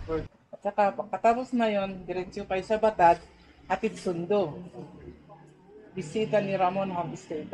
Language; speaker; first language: Filipino; non-native, local second language; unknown